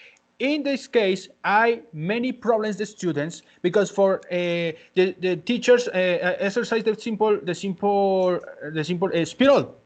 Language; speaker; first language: English; non-native, learner; Spanish